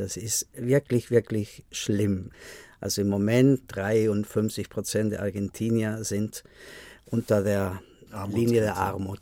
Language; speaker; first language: German; non-native, fluent; Spanish